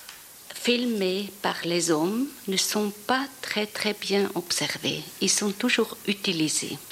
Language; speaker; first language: French; non-native, fluent; German